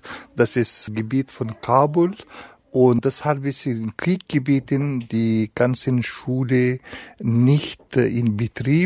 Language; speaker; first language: German; non-native, fluent; Pashto